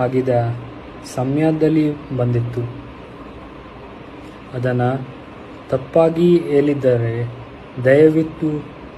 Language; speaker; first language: Kannada; non-native, learner; Hindi